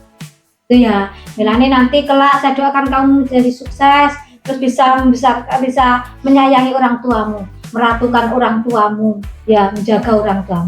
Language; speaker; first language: Indonesian; non-native, local second language; Javanese